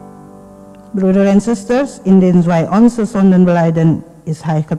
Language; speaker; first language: Dutch; non-native, fluent; Indonesian